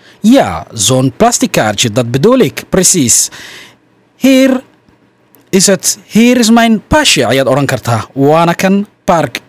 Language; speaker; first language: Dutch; non-native, fluent; Somali